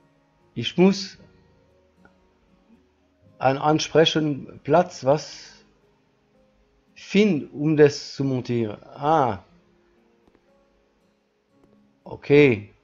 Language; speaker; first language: German; non-native, learner; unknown